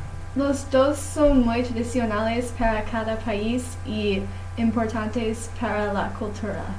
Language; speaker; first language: Spanish; non-native, learner; English